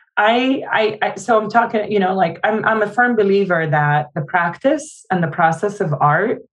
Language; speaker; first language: English; non-native, fluent; Arabic